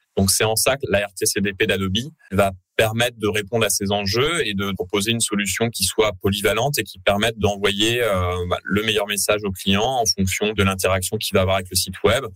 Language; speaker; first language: French; native; French